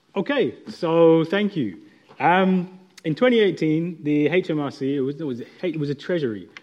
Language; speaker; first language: English; native; English